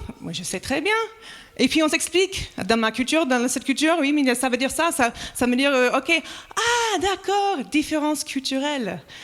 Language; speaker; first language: French; non-native, fluent; English